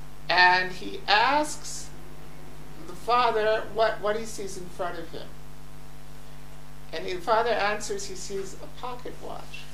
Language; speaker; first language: English; native; English